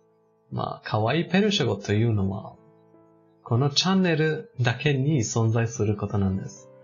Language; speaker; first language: Japanese; non-native, fluent; Persian